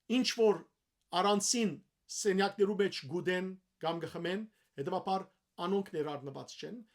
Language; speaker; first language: Armenian; early bilingual, heritage; Armenian